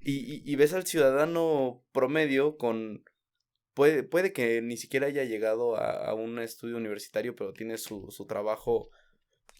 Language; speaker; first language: Spanish; native; Spanish